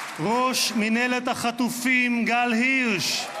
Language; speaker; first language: Hebrew; native; Hebrew